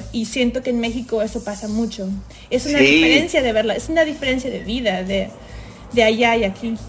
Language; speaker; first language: Spanish; early bilingual, other home language; English